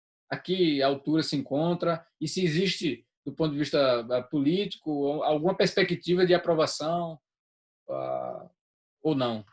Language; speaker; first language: Portuguese; native; Portuguese